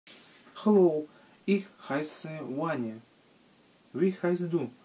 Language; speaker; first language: German; non-native, learner; Russian